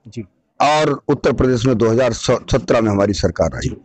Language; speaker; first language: Hindi; native; Hindi